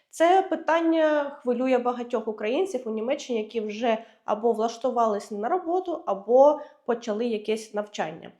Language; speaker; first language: Ukrainian; native; Ukrainian